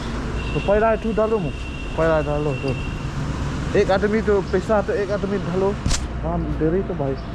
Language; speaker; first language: Hindi; non-native, local second language; Khasi